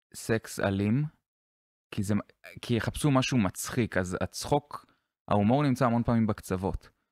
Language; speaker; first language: Hebrew; native; Hebrew